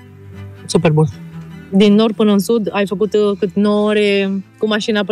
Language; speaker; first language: Romanian; native; Romanian